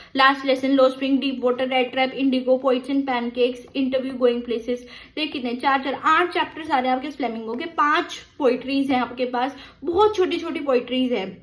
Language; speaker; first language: Hindi; native; Hindi